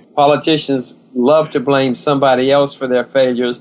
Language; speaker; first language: English; native; English